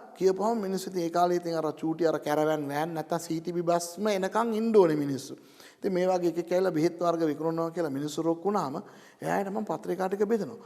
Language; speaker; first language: Sinhala; non-native, local second language; Tamil